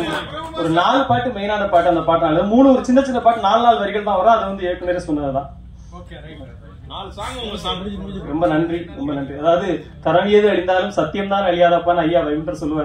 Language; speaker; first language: Tamil; native; Tamil